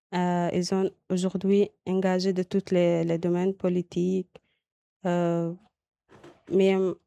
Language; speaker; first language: French; non-native, learner; Arabic